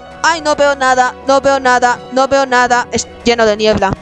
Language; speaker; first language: Spanish; native; Spanish